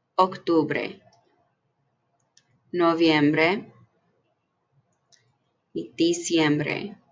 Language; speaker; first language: Spanish; non-native, fluent; English